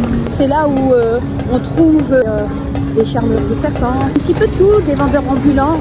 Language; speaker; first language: French; native; French